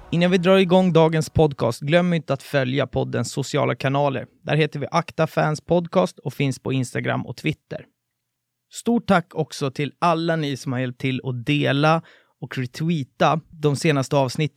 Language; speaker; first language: Swedish; native; Swedish